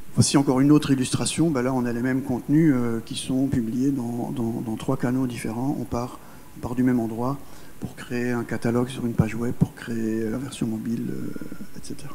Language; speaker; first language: French; native; French